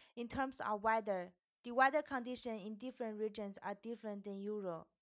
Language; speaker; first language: English; non-native, fluent; Chinese